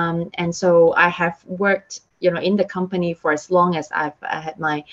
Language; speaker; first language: English; non-native, local second language; Cantonese